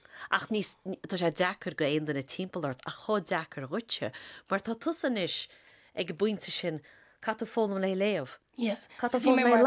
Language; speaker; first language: Irish; native; Irish